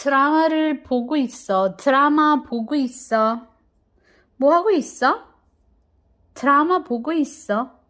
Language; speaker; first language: Korean; non-native, fluent; Filipino